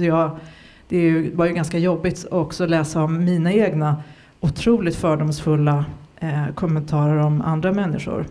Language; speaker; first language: Swedish; native; Swedish